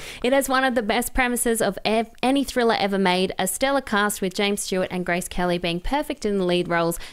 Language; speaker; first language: English; native; English